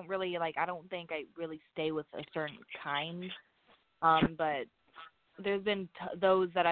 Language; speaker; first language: English; native; English